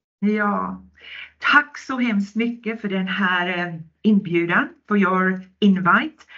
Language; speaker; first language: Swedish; non-native, local second language; Finnish